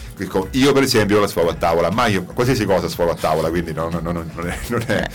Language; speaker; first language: Italian; native; Italian